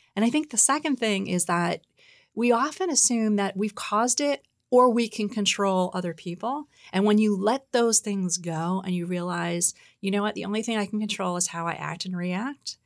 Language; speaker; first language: English; native; English